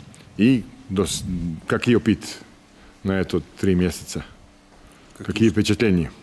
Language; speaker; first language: Russian; non-native, learner; Serbian